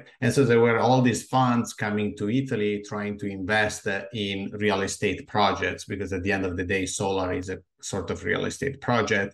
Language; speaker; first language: English; non-native, fluent; Italian